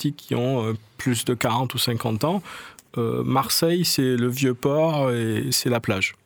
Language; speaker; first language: French; native; French